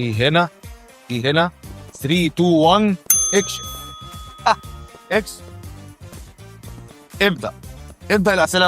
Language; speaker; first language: Arabic; native; Arabic